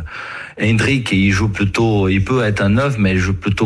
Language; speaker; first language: French; non-native, fluent; Portuguese